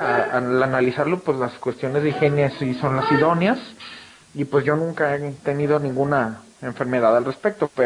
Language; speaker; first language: Spanish; native; Spanish